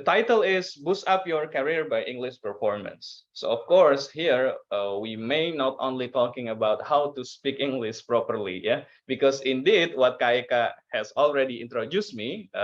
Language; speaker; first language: English; non-native, learner; Indonesian